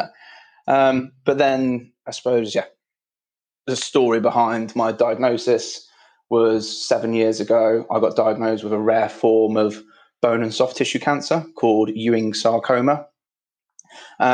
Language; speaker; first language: English; native; English